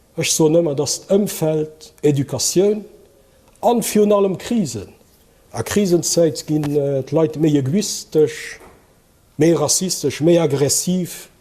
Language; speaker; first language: Luxembourgish; early bilingual, other home language; Kabuverdianu